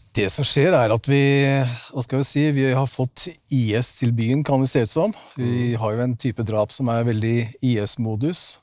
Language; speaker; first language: Norwegian; native; Norwegian